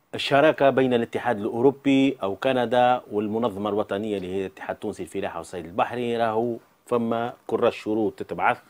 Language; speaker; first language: Arabic; native; Arabic